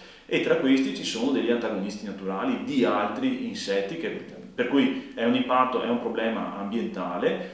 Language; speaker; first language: Italian; native; Italian